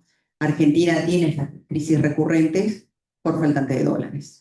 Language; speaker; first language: Spanish; native; Spanish